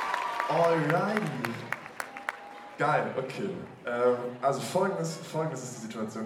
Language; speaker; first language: German; native; German